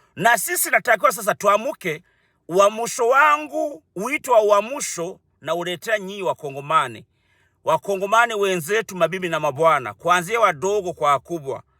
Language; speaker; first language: Swahili; non-native, local second language; Rundi